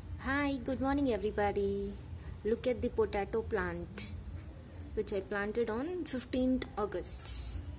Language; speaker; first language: English; non-native, local second language; Telugu